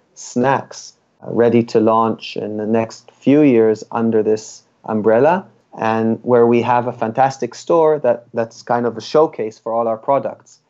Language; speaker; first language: English; early bilingual, other home language; Hebrew